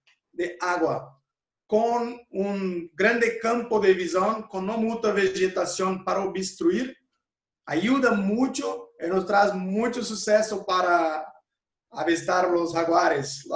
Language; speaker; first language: Spanish; non-native, learner; Portuguese